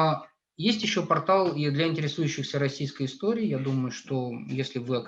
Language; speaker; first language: Russian; native; Russian